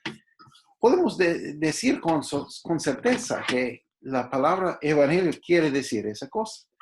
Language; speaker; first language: Spanish; non-native, fluent; English